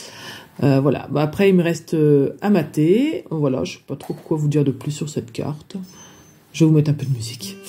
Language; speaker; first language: French; native; French